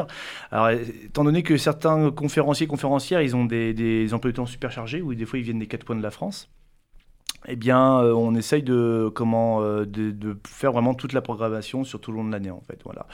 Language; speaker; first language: French; native; French